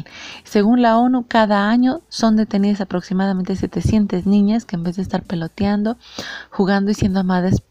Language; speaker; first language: Spanish; native; Spanish